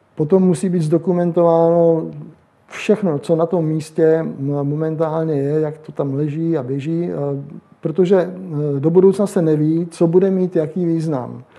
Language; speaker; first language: Czech; native; Czech